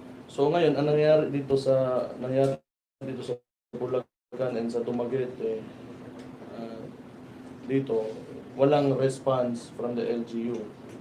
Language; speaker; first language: Filipino; non-native, local second language; Cebuano